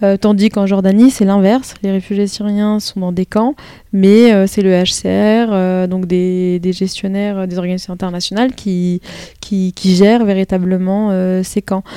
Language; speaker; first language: French; early bilingual, other home language; Arabic